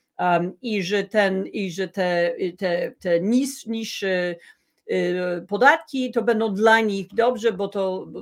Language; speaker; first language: Polish; non-native, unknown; English